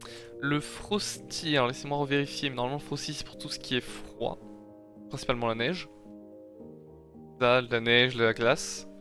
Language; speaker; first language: French; native; French